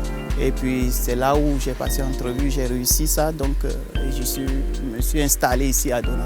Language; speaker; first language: French; non-native, local second language; Ewe